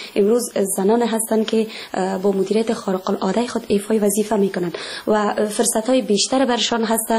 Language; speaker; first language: Persian; native; Persian